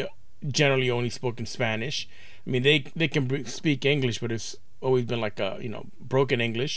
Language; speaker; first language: English; early bilingual, other home language; Spanish